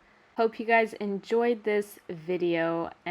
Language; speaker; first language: English; native; English